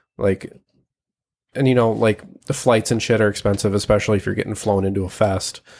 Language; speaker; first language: English; native; English